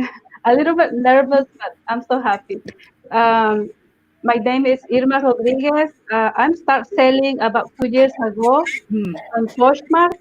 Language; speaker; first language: English; non-native, learner; Spanish